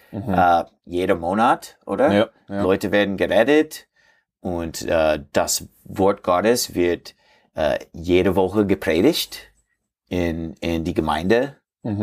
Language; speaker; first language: German; non-native, learner; English